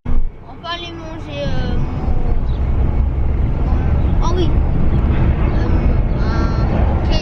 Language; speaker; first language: French; early bilingual, heritage; French